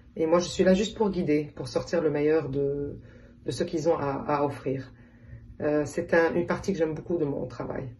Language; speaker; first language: French; non-native, local second language; Arabic